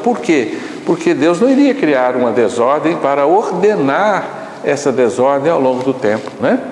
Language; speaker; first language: Portuguese; native; Portuguese